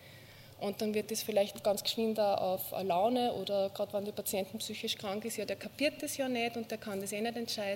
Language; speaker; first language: German; native; German